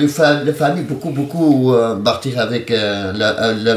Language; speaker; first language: French; non-native, learner; Kurdish